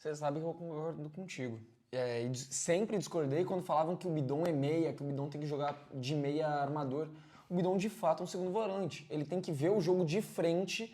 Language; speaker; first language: Portuguese; native; Portuguese